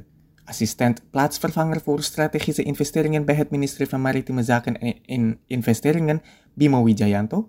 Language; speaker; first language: Dutch; non-native, fluent; Indonesian